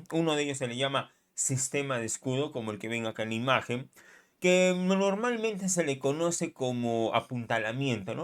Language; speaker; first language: Spanish; native; Spanish